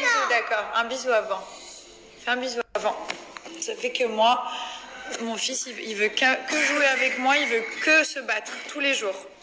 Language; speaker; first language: French; native; French